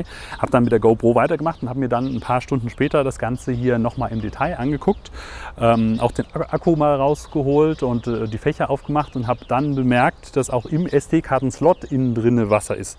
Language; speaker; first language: German; native; German